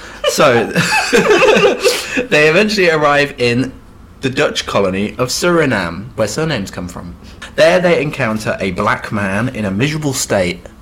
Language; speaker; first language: English; native; English